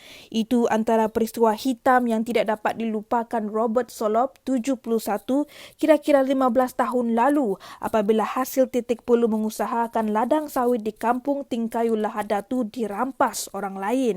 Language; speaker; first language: Malay; native; Malay